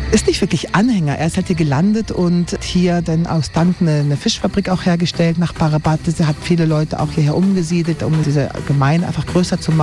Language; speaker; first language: German; native; German